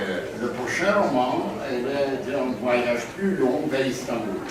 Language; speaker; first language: French; non-native, fluent; Greek